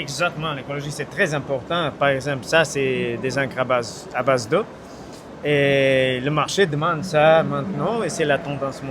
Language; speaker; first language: French; non-native, fluent; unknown